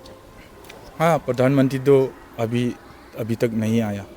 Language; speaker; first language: Hindi; non-native, local second language; Manipuri